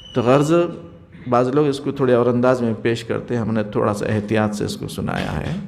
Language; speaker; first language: Urdu; native; Urdu